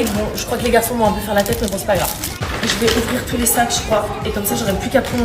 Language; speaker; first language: French; native; French